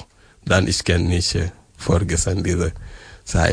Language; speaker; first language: German; non-native, learner; French